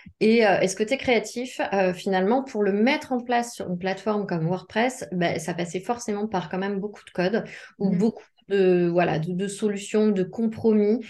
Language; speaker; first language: French; native; French